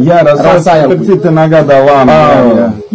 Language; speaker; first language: Indonesian; non-native, learner; Russian